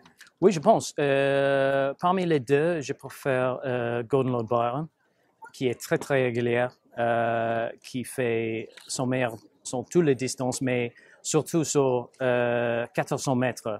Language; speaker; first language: French; non-native, fluent; English